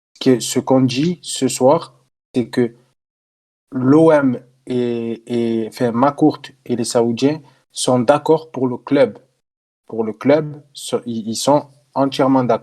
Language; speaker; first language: French; native; French